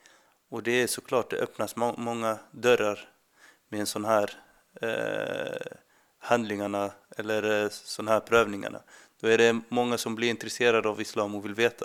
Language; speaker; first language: Swedish; non-native, fluent; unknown